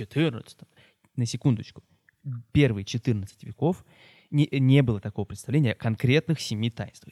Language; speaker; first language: Russian; native; Russian